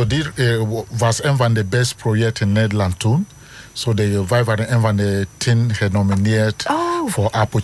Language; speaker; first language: Dutch; non-native, fluent; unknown